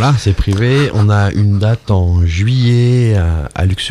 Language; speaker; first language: French; native; French